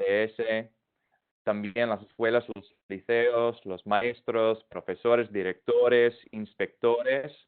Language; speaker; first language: Spanish; non-native, fluent; English